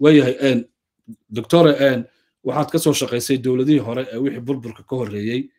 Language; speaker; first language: Somali; native; Somali